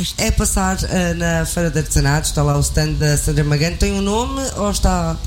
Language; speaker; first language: Portuguese; native; Portuguese